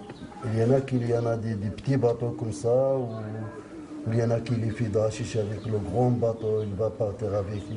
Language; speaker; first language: French; non-native, learner; Arabic